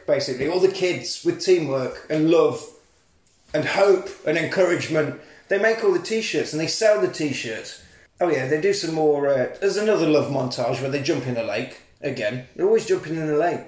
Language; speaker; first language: English; native; English